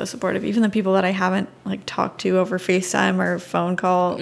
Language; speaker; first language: English; native; English